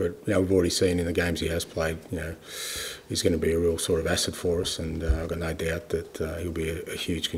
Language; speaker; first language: English; native; English